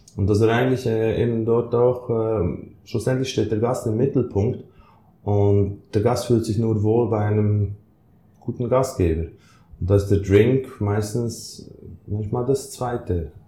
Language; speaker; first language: German; native; German